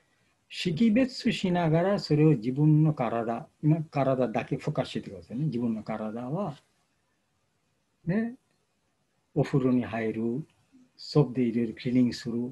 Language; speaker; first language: Japanese; non-native, fluent; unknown